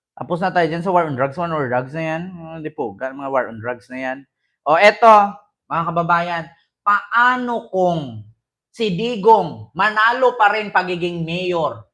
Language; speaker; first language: Filipino; non-native, local second language; Cebuano